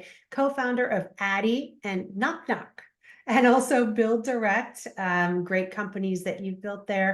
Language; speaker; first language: English; native; English